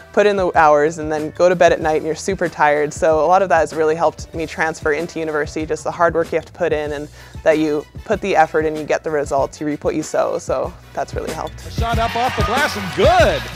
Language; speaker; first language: English; native; English